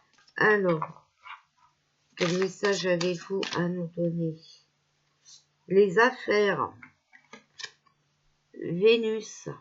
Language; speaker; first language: French; native; French